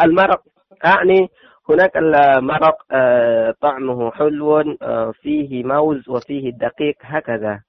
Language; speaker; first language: Arabic; non-native, learner; Indonesian